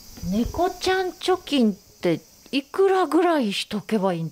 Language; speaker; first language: Japanese; native; Japanese